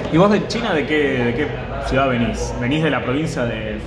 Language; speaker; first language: Spanish; native; Spanish